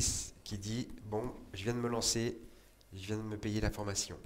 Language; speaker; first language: French; native; French